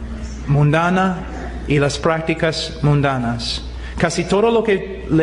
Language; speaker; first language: Spanish; non-native, fluent; English